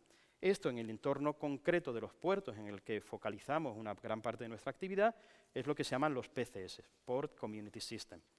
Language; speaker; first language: Spanish; native; Spanish